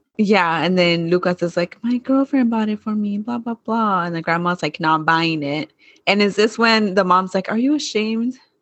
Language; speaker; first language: English; native; English